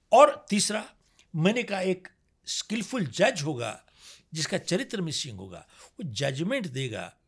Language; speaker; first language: Hindi; native; Hindi